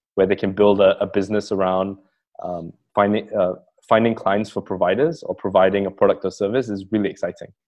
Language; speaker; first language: English; native; English